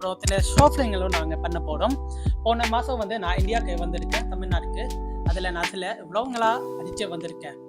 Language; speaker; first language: Tamil; early bilingual, heritage; Tamil